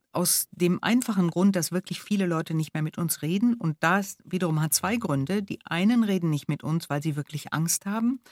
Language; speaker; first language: German; native; German